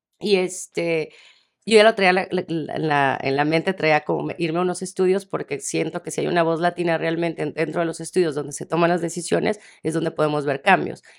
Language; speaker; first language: Spanish; native; Spanish